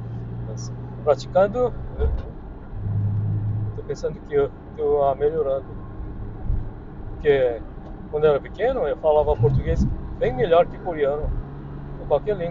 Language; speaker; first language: Portuguese; early bilingual, heritage; Korean